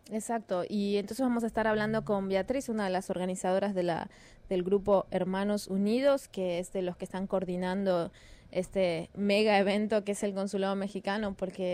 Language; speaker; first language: Spanish; native; Spanish